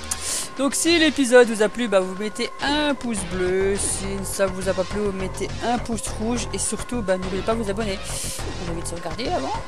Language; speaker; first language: French; native; French